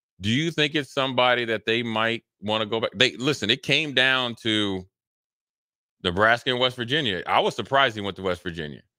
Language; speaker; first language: English; native; English